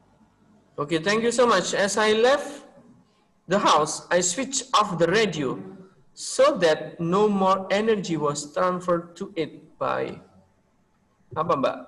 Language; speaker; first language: English; non-native, local second language; Indonesian